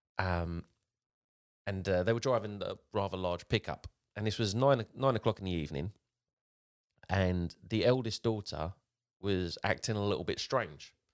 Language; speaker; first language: English; native; English